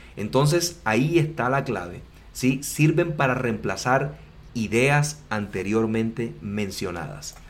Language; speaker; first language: Spanish; native; Spanish